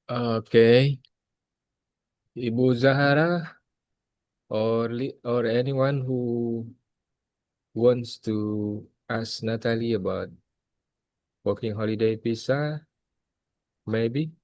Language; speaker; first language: English; non-native, fluent; Indonesian